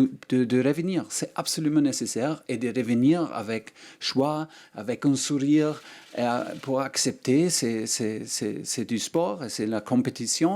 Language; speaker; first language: French; non-native, learner; German